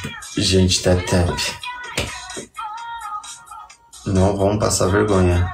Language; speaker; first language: Portuguese; native; Portuguese